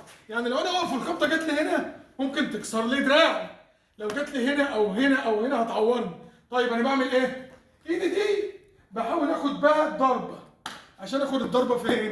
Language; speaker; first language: Arabic; native; Arabic